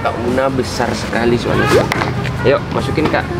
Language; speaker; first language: Indonesian; native; Indonesian